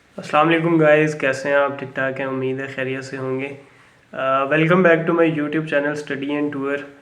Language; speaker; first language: Urdu; non-native, local second language; Punjabi